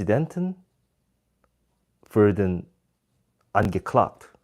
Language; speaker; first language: German; non-native, learner; Korean